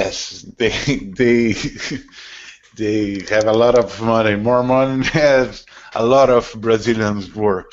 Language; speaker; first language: English; non-native, learner; Portuguese